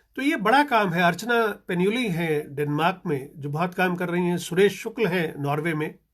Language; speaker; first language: Hindi; non-native, local second language; Punjabi